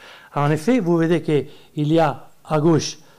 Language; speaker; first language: French; non-native, learner; Italian